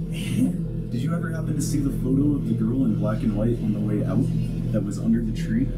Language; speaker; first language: English; native; English